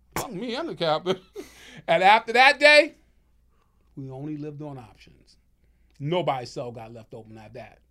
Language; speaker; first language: English; native; English